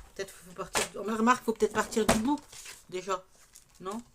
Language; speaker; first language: French; native; French